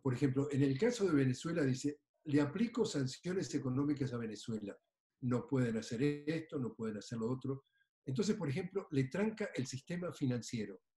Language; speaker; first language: Spanish; native; Spanish